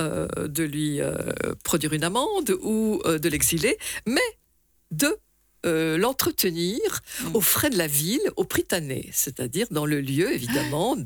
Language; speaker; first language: French; native; French